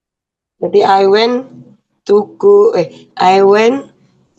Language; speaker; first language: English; non-native, learner; Indonesian